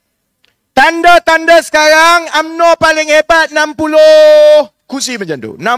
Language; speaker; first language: Malay; native; Malay